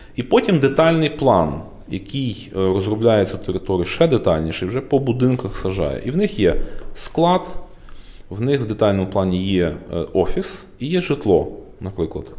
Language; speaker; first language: Ukrainian; native; Ukrainian